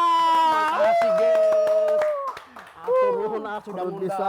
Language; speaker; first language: Indonesian; native; Indonesian